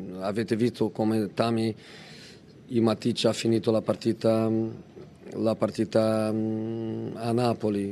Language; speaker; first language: Italian; non-native, fluent; Portuguese